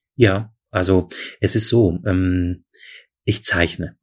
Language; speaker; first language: German; non-native, fluent; Persian